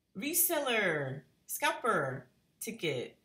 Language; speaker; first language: Korean; non-native, learner; English